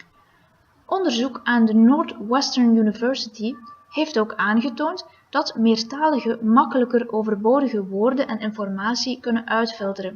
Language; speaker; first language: Dutch; native; Dutch